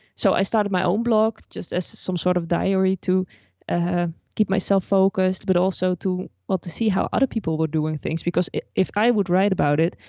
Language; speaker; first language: English; non-native, fluent; Dutch